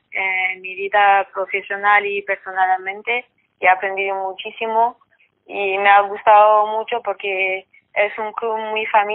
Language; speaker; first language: Spanish; non-native, fluent; French